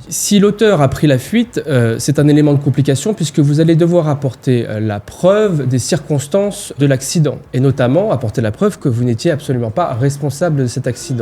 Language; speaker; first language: French; native; French